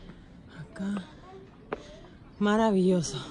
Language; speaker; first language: Spanish; native; Spanish